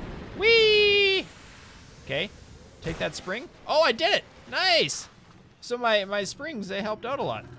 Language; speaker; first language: English; native; English